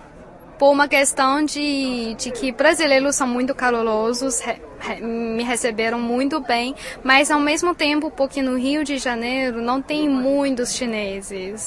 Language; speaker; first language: Portuguese; non-native, fluent; Chinese